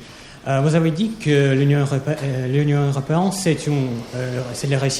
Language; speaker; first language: French; non-native, learner; Russian